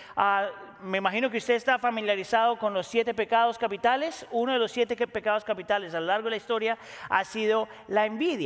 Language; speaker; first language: Spanish; native; Spanish